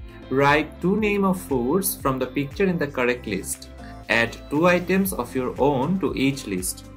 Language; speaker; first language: English; non-native, local second language; Bangla